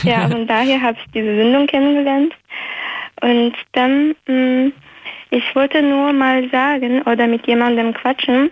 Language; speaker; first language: German; non-native, fluent; Chinese